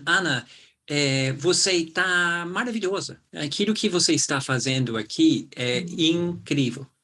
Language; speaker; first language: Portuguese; non-native, fluent; English